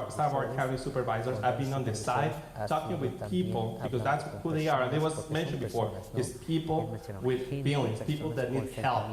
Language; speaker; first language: English; non-native, fluent; Spanish